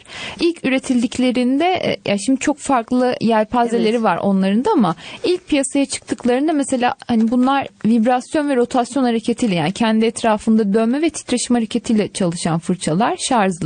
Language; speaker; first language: Turkish; native; Turkish